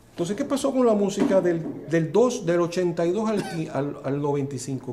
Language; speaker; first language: Spanish; native; Spanish